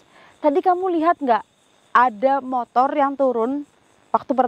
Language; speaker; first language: Indonesian; native; Indonesian